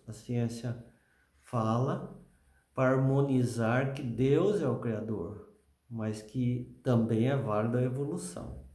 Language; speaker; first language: Portuguese; native; Portuguese